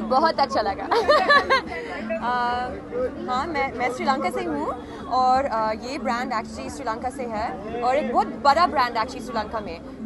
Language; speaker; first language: Hindi; non-native, learner; Sinhala